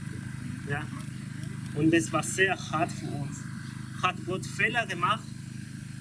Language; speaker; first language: German; non-native, learner; Spanish